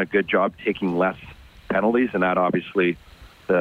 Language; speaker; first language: English; native; English